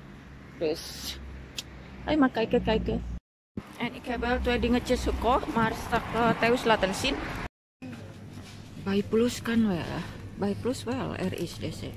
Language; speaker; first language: Dutch; non-native, learner; Indonesian